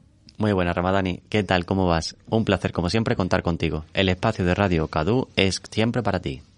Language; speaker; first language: Spanish; native; Spanish